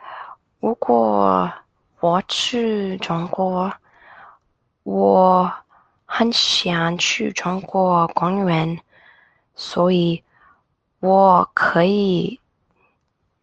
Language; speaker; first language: Chinese; non-native, learner; English